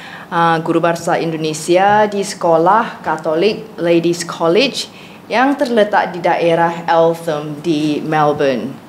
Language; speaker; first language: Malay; non-native, fluent; English